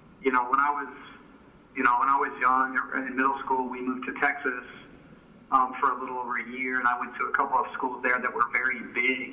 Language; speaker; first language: English; native; English